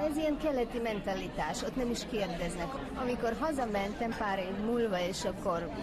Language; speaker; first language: Hungarian; non-native, fluent; Uyghur